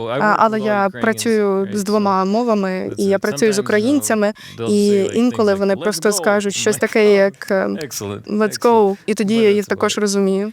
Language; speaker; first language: Ukrainian; early bilingual, heritage; English